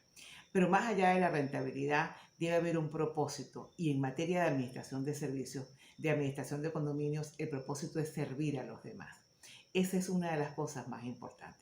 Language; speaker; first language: Spanish; native; Spanish